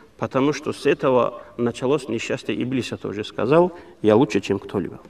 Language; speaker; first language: Russian; non-native, local second language; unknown